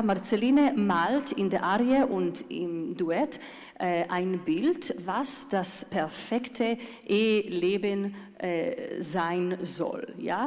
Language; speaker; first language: German; non-native, fluent; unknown